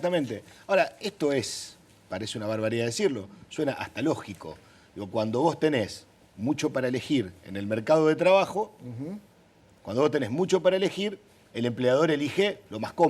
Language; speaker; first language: Spanish; native; Spanish